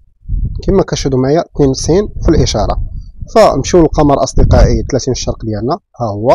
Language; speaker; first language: Arabic; native; Arabic